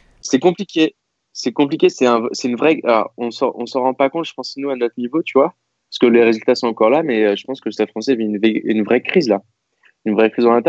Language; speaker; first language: French; native; French